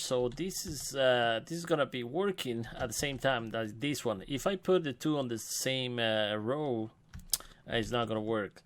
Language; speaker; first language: English; non-native, fluent; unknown